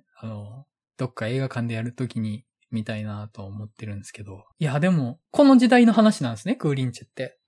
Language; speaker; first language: Japanese; native; Japanese